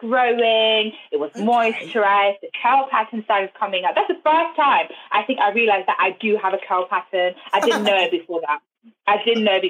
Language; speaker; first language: English; non-native, fluent; German